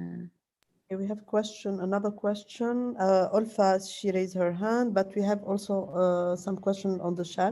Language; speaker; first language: English; non-native, fluent; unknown